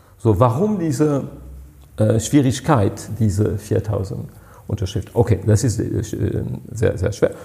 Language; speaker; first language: German; non-native, fluent; French